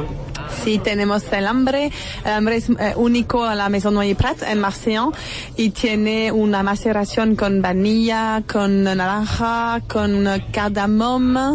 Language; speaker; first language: Spanish; non-native, fluent; French